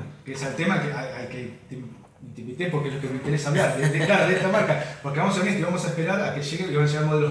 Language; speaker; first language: Spanish; native; Spanish